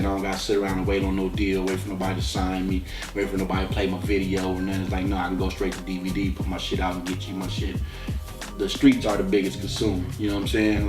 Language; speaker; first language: English; native; English